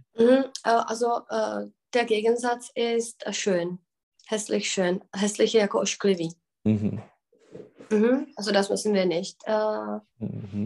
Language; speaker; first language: German; non-native, fluent; Czech